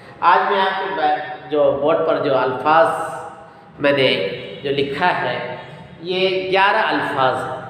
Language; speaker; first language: Urdu; native; Urdu